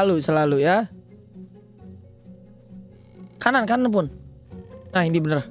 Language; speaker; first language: Indonesian; native; Indonesian